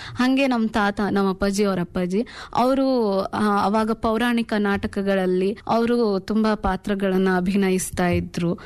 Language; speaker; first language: Kannada; non-native, local second language; Urdu